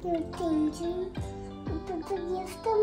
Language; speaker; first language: Portuguese; early bilingual, heritage; Portuguese